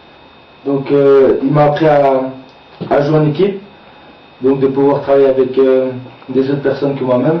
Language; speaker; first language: French; native; French